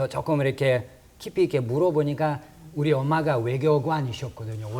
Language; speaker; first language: Korean; non-native, fluent; Russian